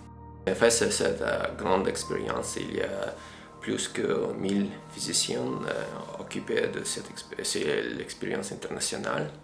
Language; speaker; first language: French; non-native, fluent; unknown